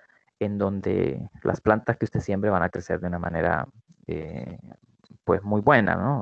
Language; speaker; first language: Spanish; native; Spanish